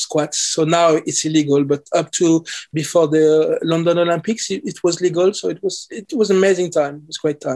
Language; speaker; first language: English; non-native, fluent; French